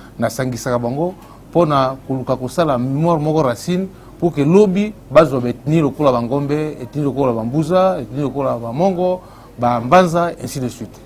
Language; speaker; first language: Lingala; native; Lingala